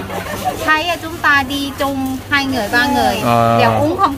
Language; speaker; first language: Vietnamese; early bilingual, heritage; Vietnamese